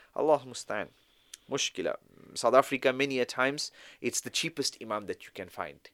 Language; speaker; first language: English; native; English